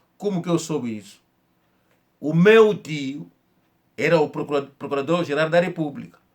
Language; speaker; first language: Portuguese; non-native, fluent; Kongo